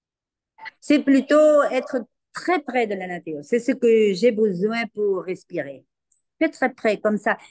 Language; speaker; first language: French; non-native, learner; Spanish